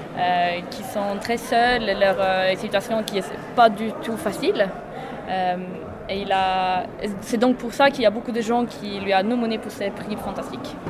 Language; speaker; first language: French; non-native, fluent; Swedish